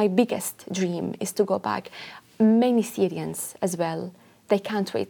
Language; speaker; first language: English; non-native, fluent; Arabic